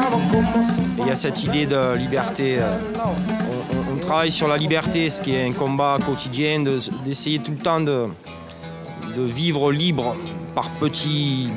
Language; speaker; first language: French; native; French